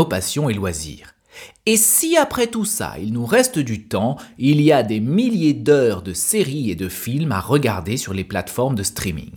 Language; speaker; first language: French; native; French